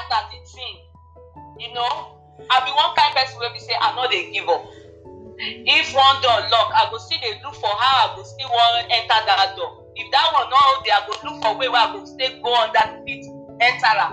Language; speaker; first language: Nigerian Pidgin; non-native, local second language; Yoruba